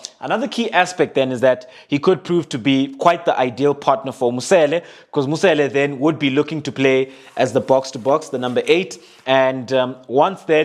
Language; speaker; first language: English; non-native, local second language; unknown